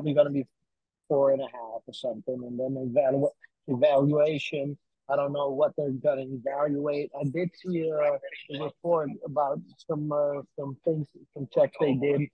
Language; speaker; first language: English; non-native, fluent; Dutch